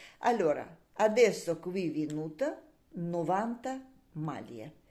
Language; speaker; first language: Italian; non-native, learner; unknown